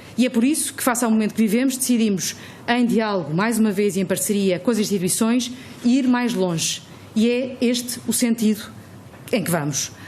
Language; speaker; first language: Portuguese; native; Portuguese